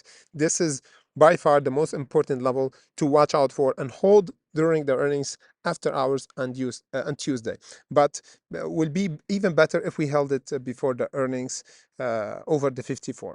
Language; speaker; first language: English; non-native, fluent; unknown